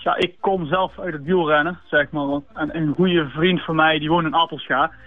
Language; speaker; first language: Dutch; native; Dutch